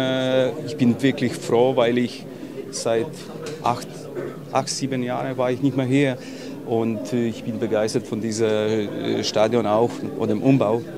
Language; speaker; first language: German; non-native, fluent; Polish